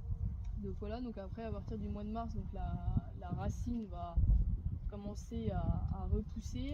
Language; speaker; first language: French; native; French